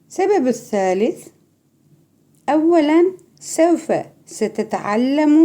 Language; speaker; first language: Arabic; non-native, fluent; Turkish